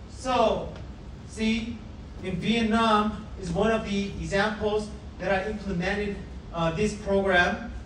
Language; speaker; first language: English; non-native, fluent; Korean